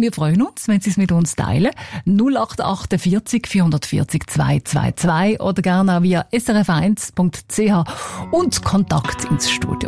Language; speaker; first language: German; native; German